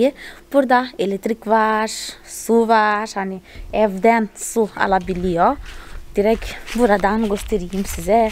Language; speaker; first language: Turkish; non-native, fluent; Portuguese